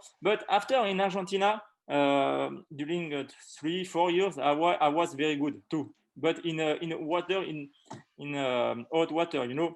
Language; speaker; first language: English; non-native, learner; French